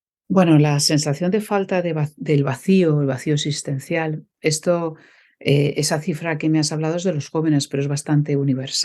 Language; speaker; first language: Spanish; native; Spanish